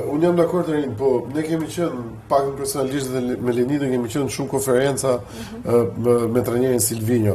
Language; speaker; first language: Albanian; native; Albanian